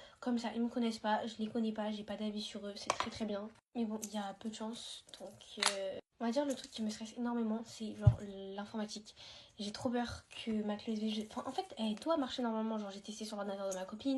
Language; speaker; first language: French; native; French